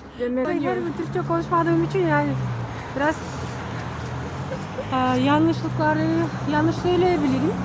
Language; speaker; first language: Turkish; non-native, learner; Kyrgyz